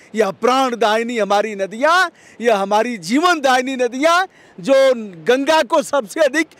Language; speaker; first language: Hindi; native; Hindi